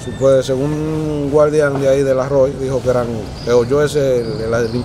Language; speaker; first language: Spanish; native; Spanish